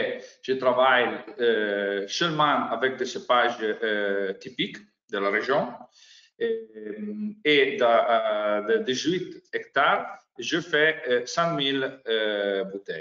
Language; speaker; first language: French; non-native, learner; Italian